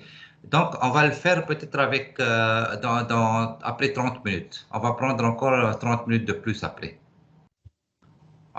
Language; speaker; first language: French; non-native, fluent; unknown